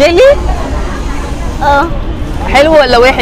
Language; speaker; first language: Arabic; native; Arabic